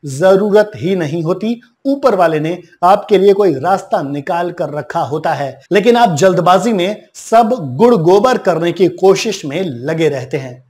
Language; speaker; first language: Hindi; native; Hindi